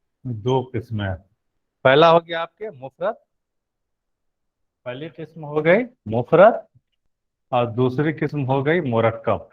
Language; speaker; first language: Urdu; native; Urdu